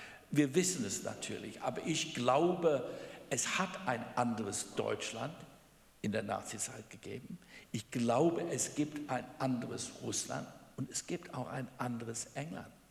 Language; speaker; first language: German; non-native, fluent; English